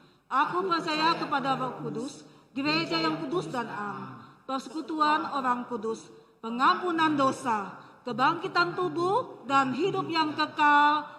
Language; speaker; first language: Malay; native; Malay